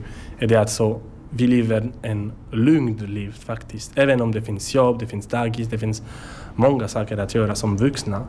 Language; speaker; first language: Swedish; non-native, learner; French